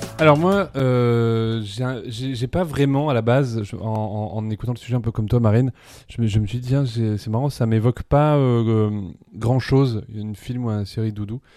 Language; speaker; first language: French; early bilingual, other home language; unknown